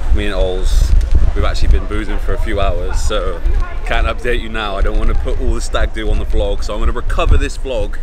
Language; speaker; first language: English; native; English